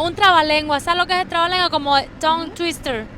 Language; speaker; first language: Spanish; native; Spanish